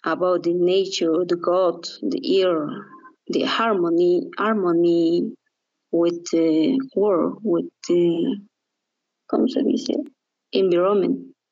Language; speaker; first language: English; non-native, learner; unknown